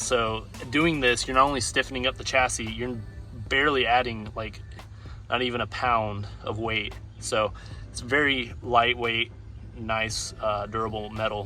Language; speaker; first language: English; native; English